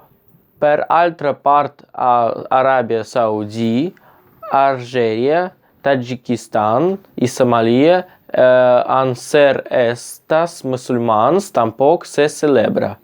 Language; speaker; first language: Catalan; non-native, learner; Russian